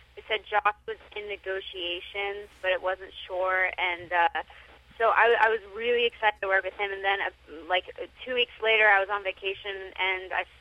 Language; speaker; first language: English; native; English